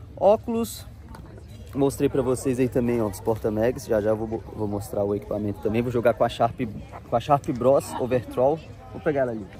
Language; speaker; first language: Portuguese; native; Portuguese